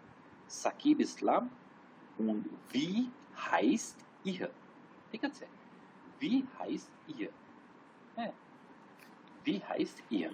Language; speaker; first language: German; non-native, fluent; Bangla